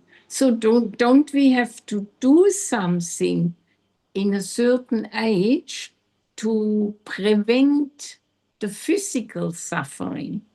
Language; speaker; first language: English; non-native, learner; German